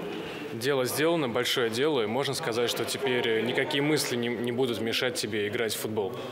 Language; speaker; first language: Russian; native; Russian